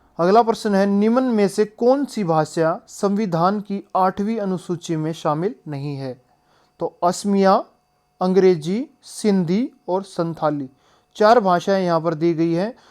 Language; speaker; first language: Hindi; native; Hindi